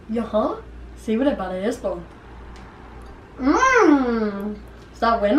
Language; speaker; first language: Spanish; early bilingual, heritage; Spanish